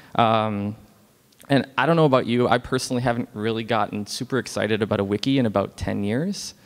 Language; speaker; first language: English; native; English